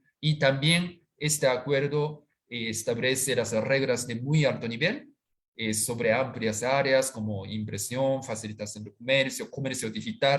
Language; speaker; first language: Spanish; non-native, fluent; Japanese